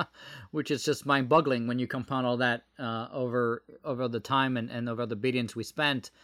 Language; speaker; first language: English; non-native, fluent; French